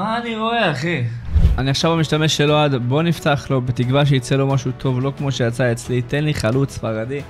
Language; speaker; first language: Hebrew; native; Hebrew